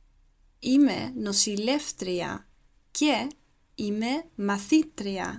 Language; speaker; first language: Greek; non-native, learner; Dutch